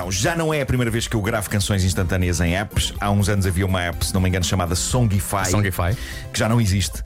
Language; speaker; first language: Portuguese; native; Portuguese